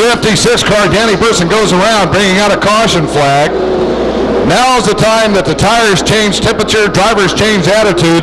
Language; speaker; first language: English; native; English